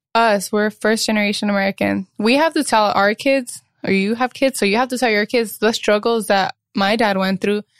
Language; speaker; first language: English; early bilingual, other home language; Spanish